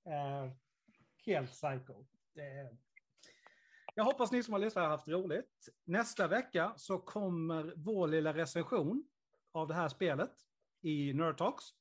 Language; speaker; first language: Swedish; native; Swedish